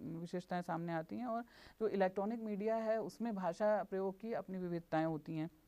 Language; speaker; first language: Hindi; native; Hindi